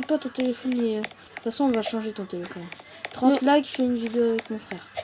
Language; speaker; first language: French; native; French